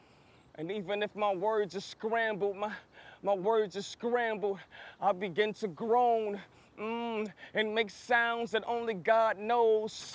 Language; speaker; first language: English; native; English